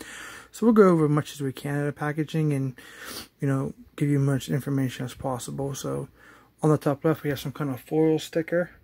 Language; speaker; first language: English; native; English